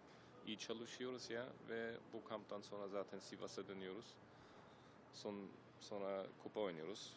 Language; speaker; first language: Turkish; early bilingual, heritage; German